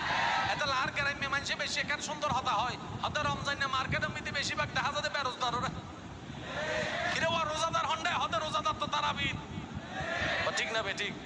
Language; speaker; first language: Bangla; non-native, local second language; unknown